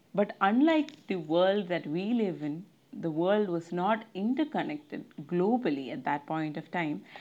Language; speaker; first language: English; non-native, local second language; Malayalam